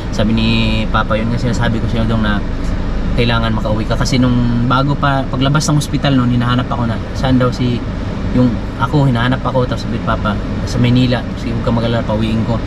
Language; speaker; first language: Filipino; non-native, local second language; Cebuano